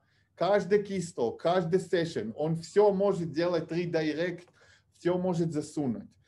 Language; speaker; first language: Russian; early bilingual, heritage; Russian